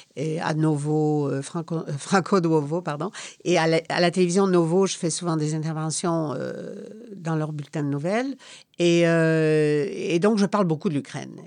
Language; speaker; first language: French; non-native, fluent; Polish